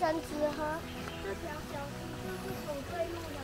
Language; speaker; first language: Chinese; native; Chinese